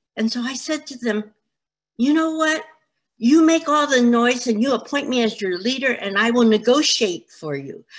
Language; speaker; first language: English; native; English